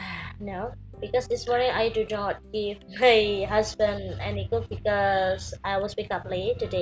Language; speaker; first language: English; non-native, learner; Indonesian